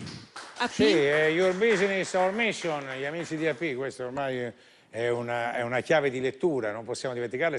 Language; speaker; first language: Italian; native; Italian